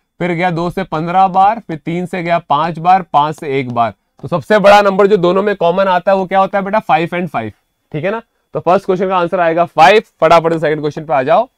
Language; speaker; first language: Hindi; native; Hindi